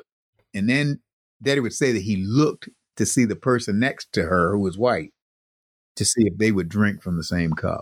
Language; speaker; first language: English; native; English